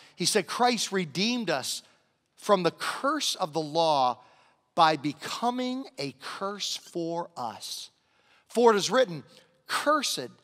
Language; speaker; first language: English; native; English